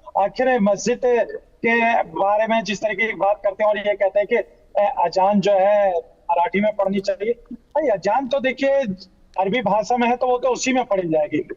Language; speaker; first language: Hindi; native; Hindi